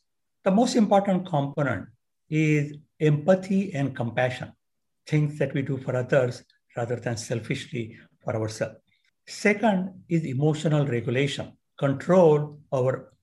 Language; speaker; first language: English; non-native, local second language; Marathi